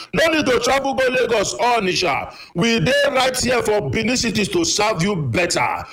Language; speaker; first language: Nigerian Pidgin; native; Nigerian Pidgin